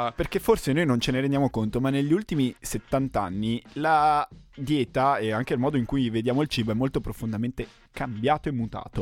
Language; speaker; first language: Italian; native; Italian